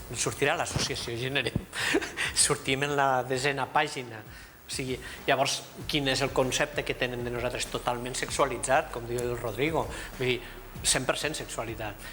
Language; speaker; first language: Catalan; native; Catalan